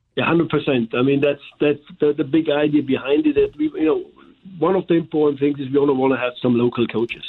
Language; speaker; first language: English; non-native, fluent; German